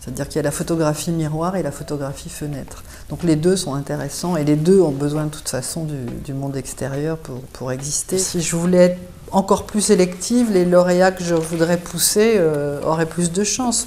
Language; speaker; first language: French; native; French